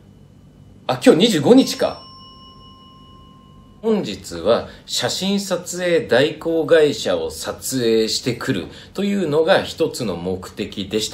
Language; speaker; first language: Japanese; native; Japanese